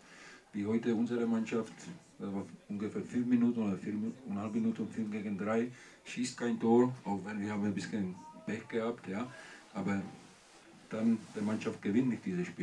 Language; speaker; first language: German; non-native, learner; Czech